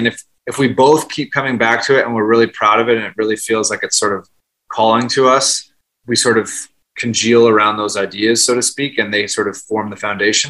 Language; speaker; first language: English; native; English